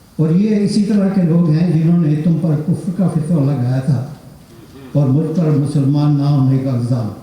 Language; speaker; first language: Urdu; non-native, local second language; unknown